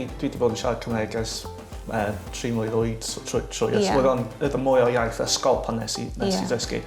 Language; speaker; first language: Welsh; non-native, local second language; English